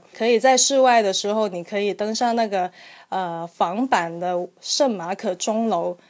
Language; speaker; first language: Chinese; non-native, local second language; Cantonese